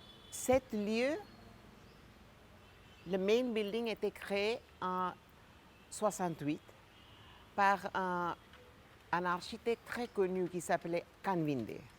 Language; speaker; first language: French; non-native, fluent; Gujarati